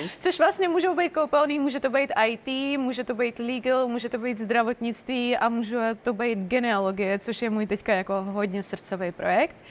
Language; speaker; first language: Czech; non-native, fluent; Russian